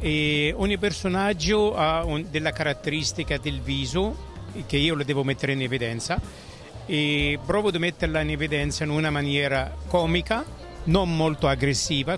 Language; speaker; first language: Italian; non-native, fluent; Arabic